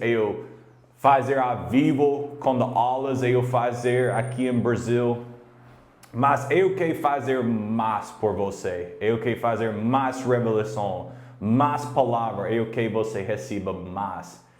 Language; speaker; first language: Portuguese; non-native, learner; English